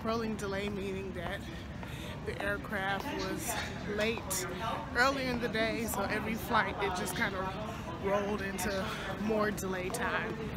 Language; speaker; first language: English; native; English